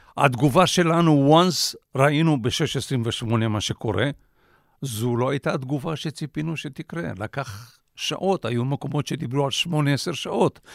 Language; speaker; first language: Hebrew; non-native, fluent; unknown